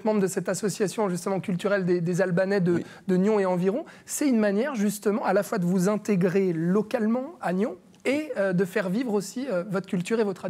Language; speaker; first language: French; native; French